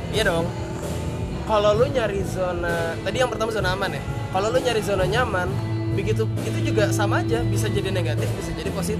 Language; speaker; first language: Indonesian; native; Indonesian